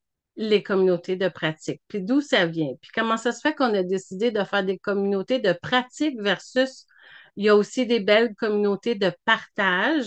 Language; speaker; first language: French; native; French